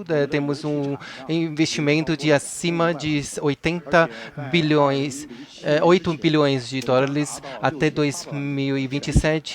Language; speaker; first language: Portuguese; non-native, fluent; Chinese